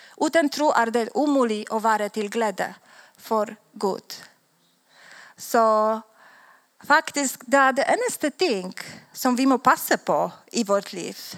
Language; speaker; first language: Swedish; non-native, learner; Polish